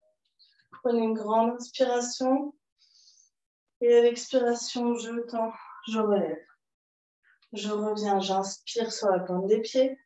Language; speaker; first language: French; native; French